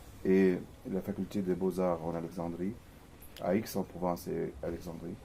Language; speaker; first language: French; non-native, fluent; Arabic